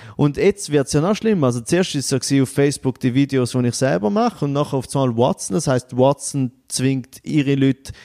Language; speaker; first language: German; native; German